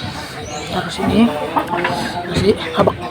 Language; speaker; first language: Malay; non-native, local second language; Sundanese